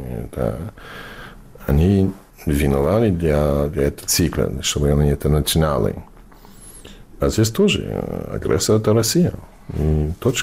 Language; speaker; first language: Russian; non-native, fluent; English